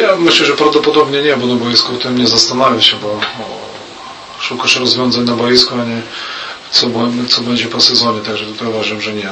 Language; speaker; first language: Polish; non-native, fluent; Russian